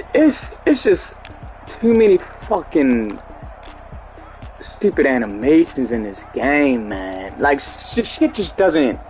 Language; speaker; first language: English; native; English